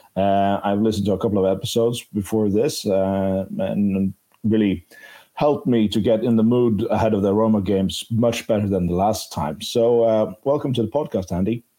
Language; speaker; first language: English; non-native, fluent; Norwegian